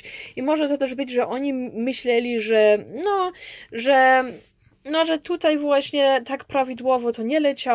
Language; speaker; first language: Polish; early bilingual, heritage; Polish